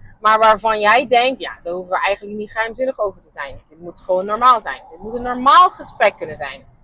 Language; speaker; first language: Dutch; non-native, local second language; Papiamento